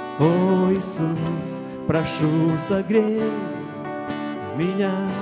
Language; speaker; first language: Russian; native; Russian